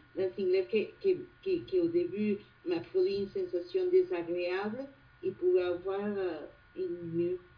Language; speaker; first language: French; non-native, fluent; Spanish